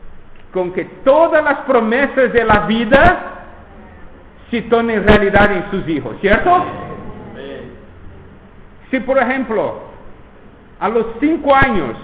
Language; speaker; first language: Spanish; non-native, fluent; Portuguese